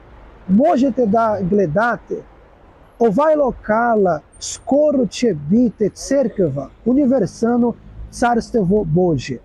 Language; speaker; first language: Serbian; non-native, learner; Portuguese